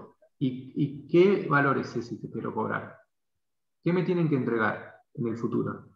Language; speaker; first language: Spanish; native; Spanish